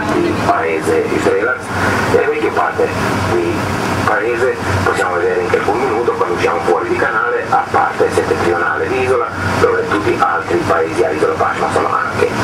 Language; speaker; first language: Italian; non-native, fluent; Croatian